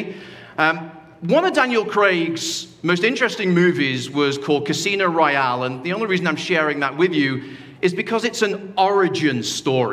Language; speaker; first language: English; native; English